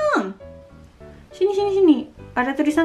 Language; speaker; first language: Indonesian; non-native, learner; Japanese